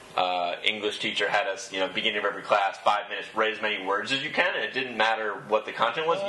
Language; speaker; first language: English; native; English